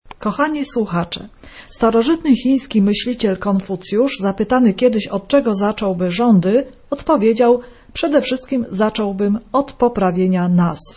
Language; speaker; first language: Polish; native; Polish